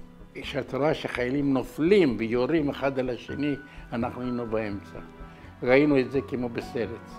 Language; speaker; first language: Hebrew; non-native, fluent; Arabic